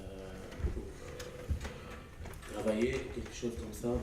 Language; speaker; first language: French; non-native, learner; Arabic